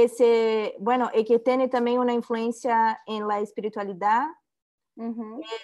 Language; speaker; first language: Spanish; non-native, learner; Portuguese